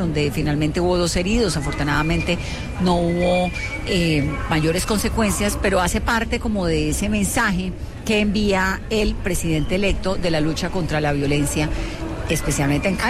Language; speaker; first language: Spanish; native; Spanish